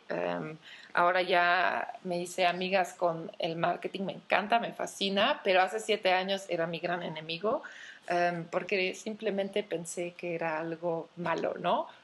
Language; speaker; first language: Spanish; non-native, fluent; Dutch